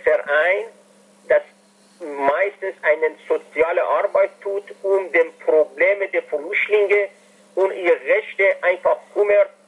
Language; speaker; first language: German; non-native, fluent; Persian